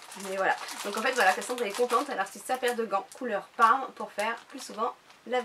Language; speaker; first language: French; native; French